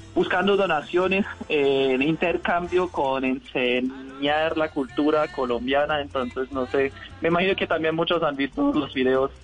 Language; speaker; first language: Spanish; non-native, fluent; German